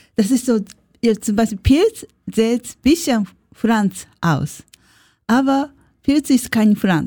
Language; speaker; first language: German; non-native, learner; Japanese